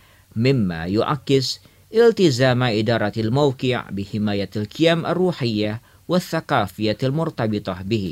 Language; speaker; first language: Arabic; non-native, fluent; Indonesian